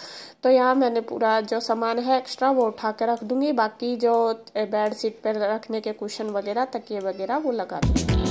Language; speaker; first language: Hindi; native; Hindi